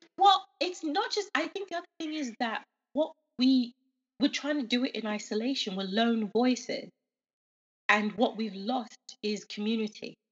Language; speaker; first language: English; early bilingual, other home language; Yoruba